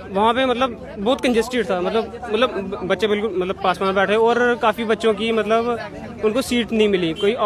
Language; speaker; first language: Hindi; native; Hindi